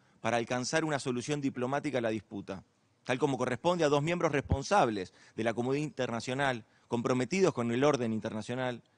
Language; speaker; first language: Spanish; native; Spanish